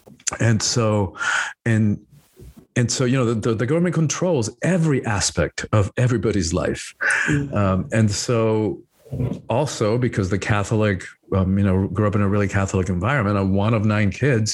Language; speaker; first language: English; early bilingual, other home language; Spanish